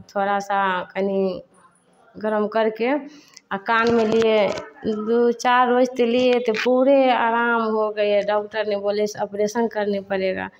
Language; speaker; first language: Hindi; native; Hindi